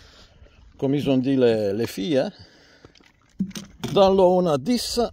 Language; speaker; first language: French; non-native, learner; Romanian